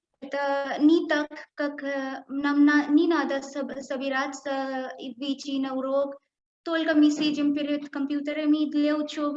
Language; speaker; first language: Russian; non-native, learner; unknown